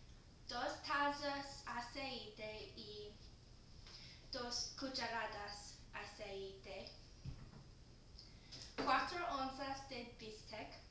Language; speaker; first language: Spanish; non-native, learner; English